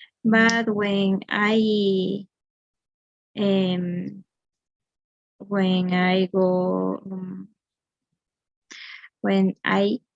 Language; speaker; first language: English; non-native, learner; Spanish